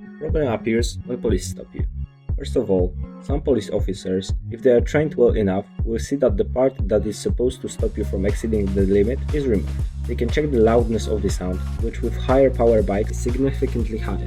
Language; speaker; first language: English; non-native, fluent; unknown